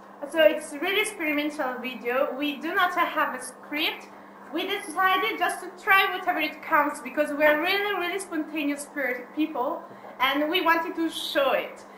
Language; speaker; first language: English; non-native, fluent; Italian